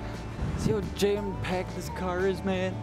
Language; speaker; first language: English; native; English